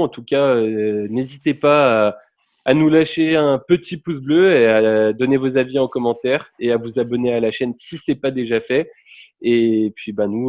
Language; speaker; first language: French; native; French